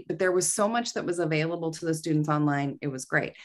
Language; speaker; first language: English; native; English